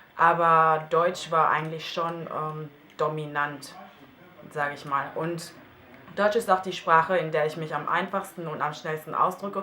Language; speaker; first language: German; early bilingual, other home language; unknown